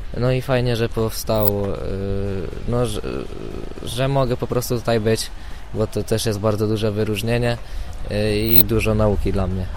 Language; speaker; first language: Polish; native; Polish